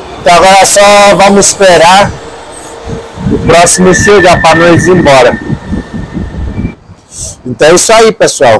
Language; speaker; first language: Portuguese; non-native, learner; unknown